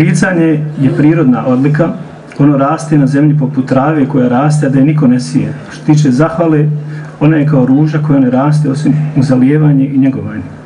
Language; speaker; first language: Croatian; native; Croatian